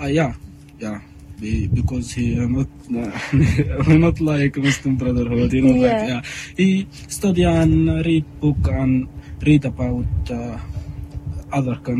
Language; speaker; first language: English; non-native, learner; Arabic